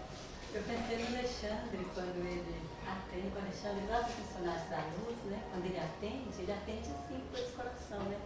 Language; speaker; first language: Portuguese; native; Portuguese